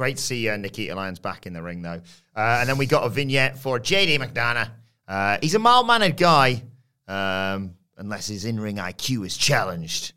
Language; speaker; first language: English; native; English